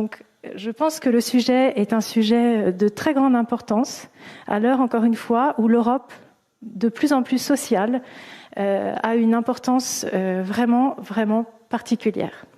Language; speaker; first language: French; native; French